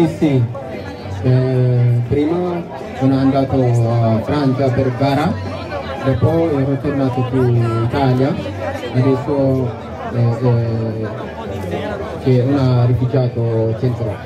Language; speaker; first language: Italian; non-native, learner; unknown